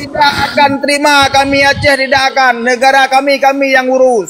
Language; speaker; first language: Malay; non-native, local second language; Achinese